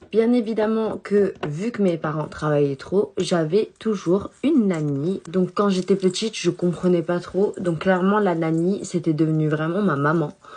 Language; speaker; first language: French; early bilingual, other home language; Chinese